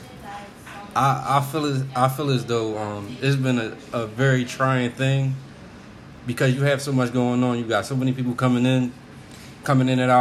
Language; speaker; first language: English; native; English